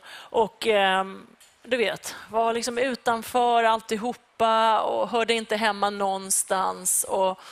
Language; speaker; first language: Swedish; early bilingual, other home language; Persian